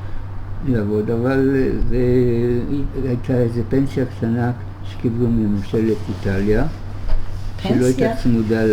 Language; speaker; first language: Hebrew; early bilingual, other home language; German